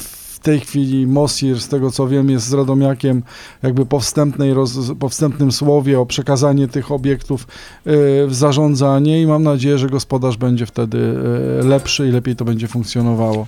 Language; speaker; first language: Polish; native; Polish